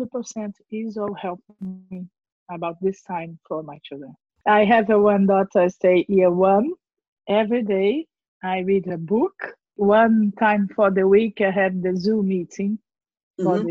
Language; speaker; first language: English; non-native, learner; Portuguese